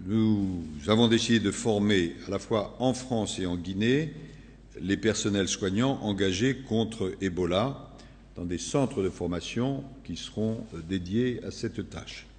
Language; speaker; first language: French; native; French